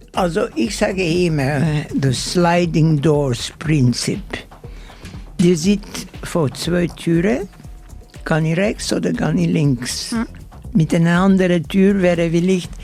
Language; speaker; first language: German; non-native, fluent; Turkish